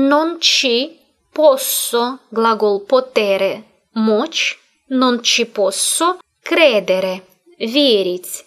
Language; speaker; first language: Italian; non-native, fluent; Russian